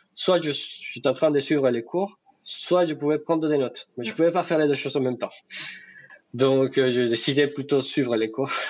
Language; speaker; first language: French; non-native, fluent; Spanish